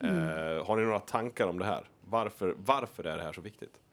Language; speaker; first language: Swedish; native; Swedish